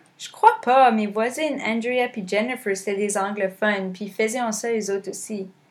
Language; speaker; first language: French; native; French